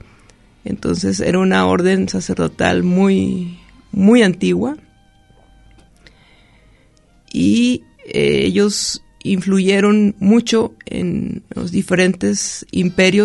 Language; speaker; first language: Spanish; native; Spanish